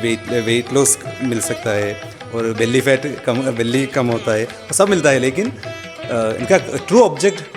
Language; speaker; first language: Hindi; non-native, local second language; Malayalam